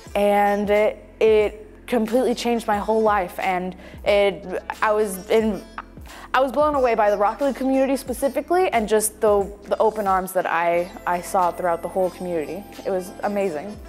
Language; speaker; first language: English; native; English